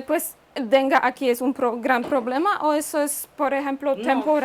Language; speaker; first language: Spanish; non-native, fluent; Polish